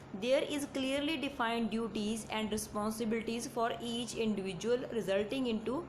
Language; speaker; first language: English; non-native, local second language; Punjabi